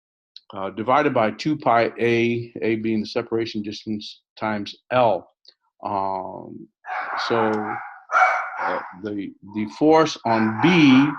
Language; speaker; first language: English; native; English